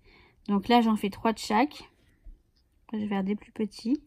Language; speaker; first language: French; native; French